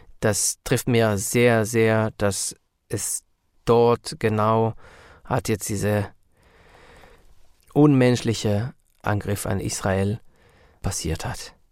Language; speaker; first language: German; non-native, learner; Hebrew